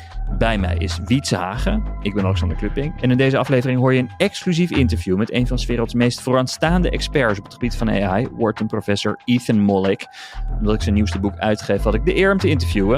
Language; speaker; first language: Dutch; native; Dutch